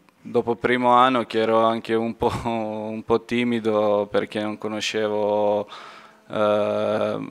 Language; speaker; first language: Italian; non-native, fluent; Serbian